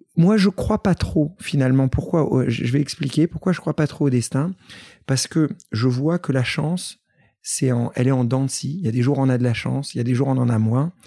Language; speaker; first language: French; early bilingual, other home language; Greek